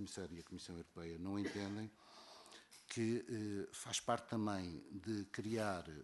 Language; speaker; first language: Portuguese; native; Portuguese